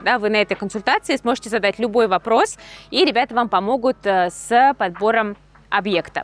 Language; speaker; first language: Russian; native; Russian